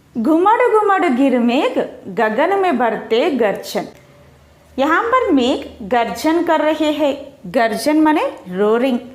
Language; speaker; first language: Hindi; non-native, local second language; Telugu